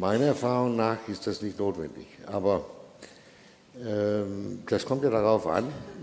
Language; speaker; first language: German; non-native, fluent; Danish